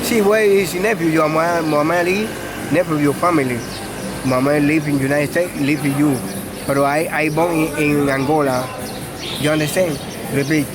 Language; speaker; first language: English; non-native, learner; Spanish